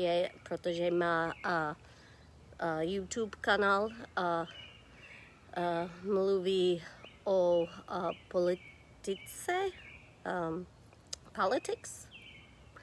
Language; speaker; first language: Czech; non-native, learner; English